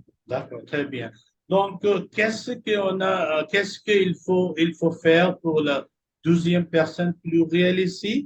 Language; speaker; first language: French; non-native, fluent; Urdu